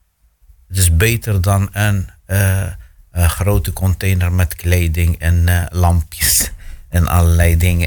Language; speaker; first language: Dutch; non-native, fluent; Arabic